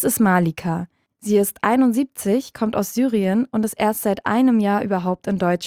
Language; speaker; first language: German; native; German